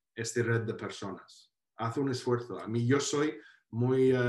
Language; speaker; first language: Spanish; non-native, fluent; Welsh